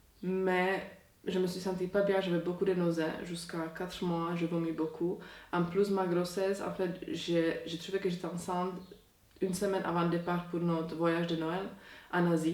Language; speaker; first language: French; non-native, fluent; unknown